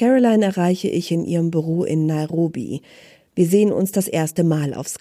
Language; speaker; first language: German; native; German